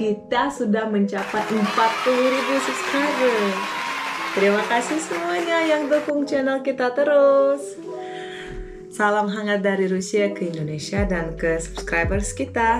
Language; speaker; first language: Indonesian; non-native, fluent; Russian